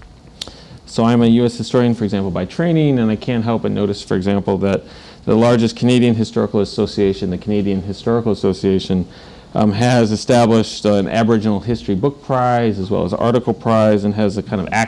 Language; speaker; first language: English; native; English